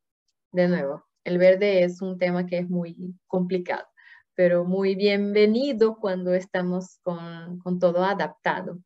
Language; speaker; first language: Spanish; non-native, fluent; Portuguese